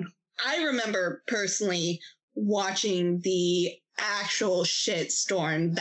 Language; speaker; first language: English; native; English